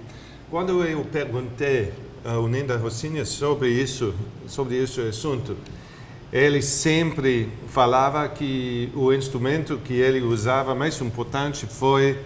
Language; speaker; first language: Portuguese; non-native, fluent; English